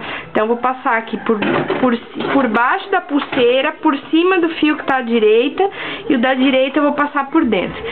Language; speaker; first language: Portuguese; native; Portuguese